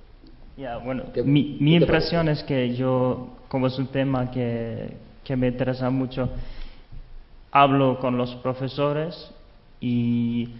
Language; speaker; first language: Spanish; non-native, fluent; German